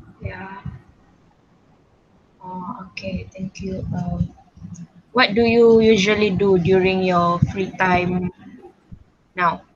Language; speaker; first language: English; non-native, local second language; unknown